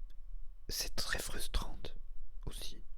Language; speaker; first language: French; non-native, learner; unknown